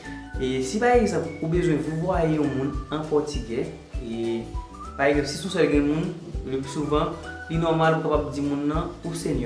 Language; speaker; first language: French; non-native, learner; Haitian Creole